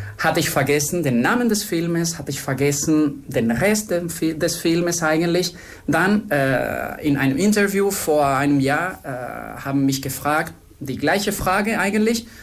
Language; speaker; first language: German; non-native, fluent; Spanish